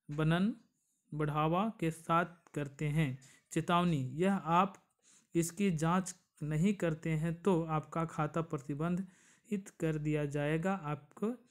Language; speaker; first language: Hindi; native; Hindi